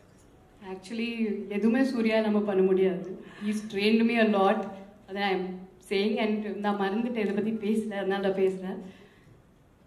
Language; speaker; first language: Tamil; non-native, fluent; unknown